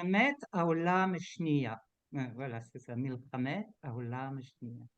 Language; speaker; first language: Hebrew; non-native, learner; French